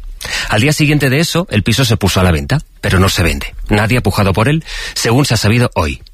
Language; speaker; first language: Spanish; native; Spanish